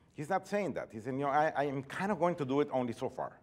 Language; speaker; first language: English; non-native, fluent; Spanish